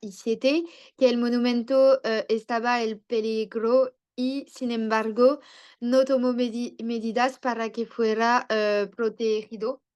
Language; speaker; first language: Spanish; non-native, learner; French